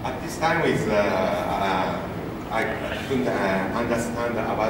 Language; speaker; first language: English; non-native, learner; Japanese